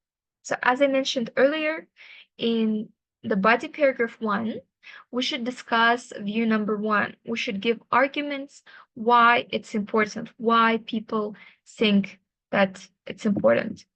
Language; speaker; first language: English; non-native, fluent; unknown